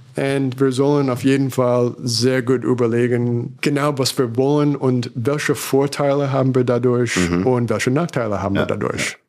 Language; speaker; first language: German; non-native, fluent; English